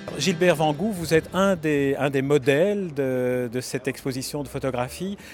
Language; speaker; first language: French; native; French